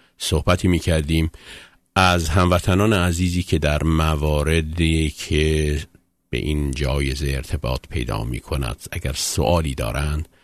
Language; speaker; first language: Persian; native; Persian